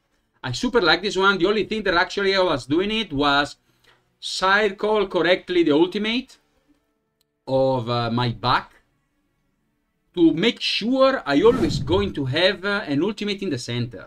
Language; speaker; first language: English; non-native, fluent; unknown